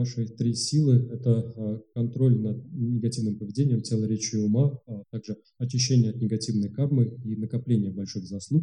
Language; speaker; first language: Russian; native; Russian